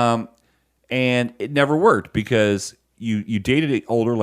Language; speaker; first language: English; native; English